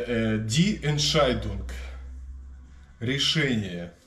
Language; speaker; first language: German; non-native, learner; Russian